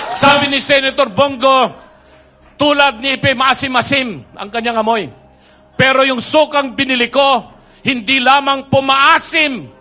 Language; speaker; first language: Filipino; non-native, local second language; Iloko